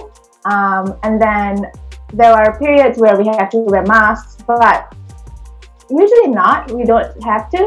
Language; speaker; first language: English; early bilingual, other home language; Indonesian